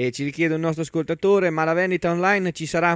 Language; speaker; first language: Italian; native; Italian